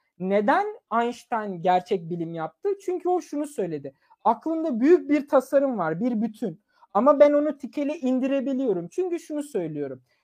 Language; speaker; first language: Turkish; early bilingual, other home language; German